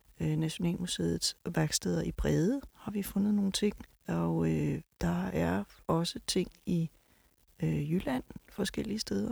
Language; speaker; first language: Danish; native; Danish